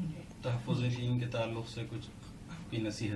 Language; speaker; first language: Urdu; native; Urdu